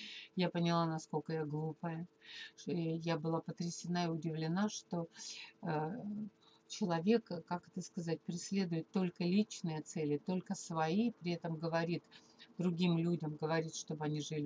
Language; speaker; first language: Russian; native; Russian